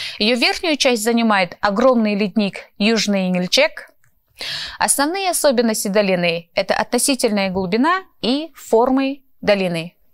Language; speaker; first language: Russian; non-native, local second language; Kyrgyz